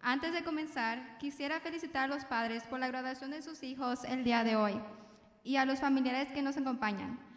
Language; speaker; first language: Spanish; early bilingual, heritage; Spanish